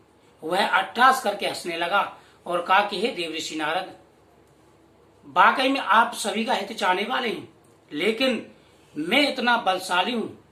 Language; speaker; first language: Hindi; native; Hindi